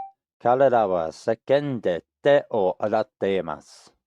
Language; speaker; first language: Japanese; non-native, learner; English